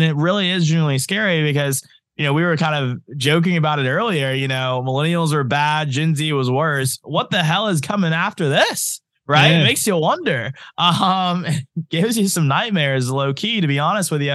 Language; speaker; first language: English; native; English